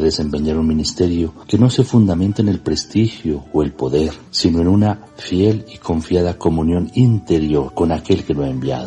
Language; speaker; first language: Spanish; native; Spanish